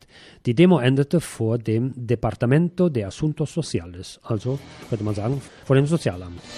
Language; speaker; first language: German; native; German